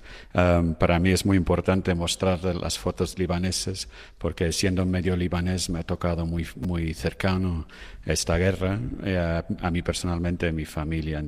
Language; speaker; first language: Spanish; non-native, fluent; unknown